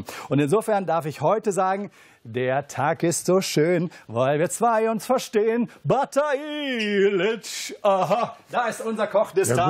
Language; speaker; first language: German; native; German